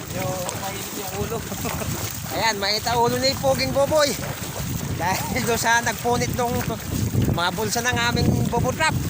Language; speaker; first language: Filipino; non-native, local second language; Bikol